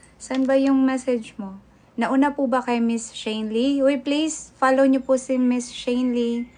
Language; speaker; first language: Filipino; native; Filipino